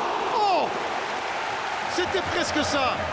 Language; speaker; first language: French; native; French